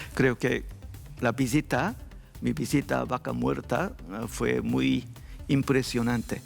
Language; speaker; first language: Spanish; non-native, learner; Korean